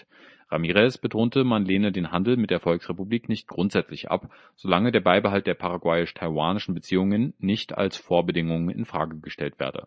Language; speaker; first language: German; native; German